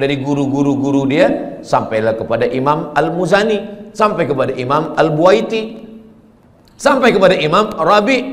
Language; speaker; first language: Malay; native; Malay